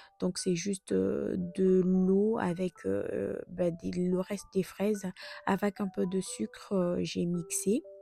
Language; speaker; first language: French; non-native, local second language; Lingala